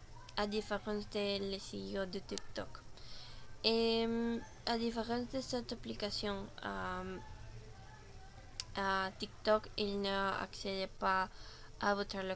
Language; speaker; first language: French; non-native, learner; Spanish